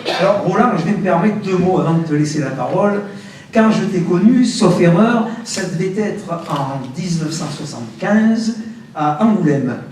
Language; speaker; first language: French; native; French